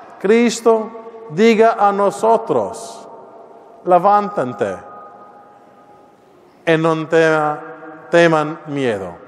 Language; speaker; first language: Spanish; non-native, learner; English